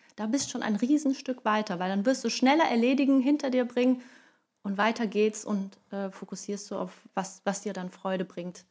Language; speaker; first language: German; non-native, fluent; Portuguese